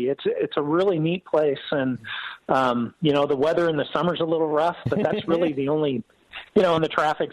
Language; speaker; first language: English; native; English